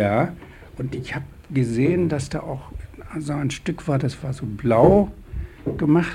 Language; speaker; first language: German; native; German